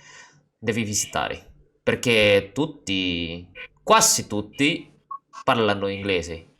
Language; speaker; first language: Italian; non-native, learner; Indonesian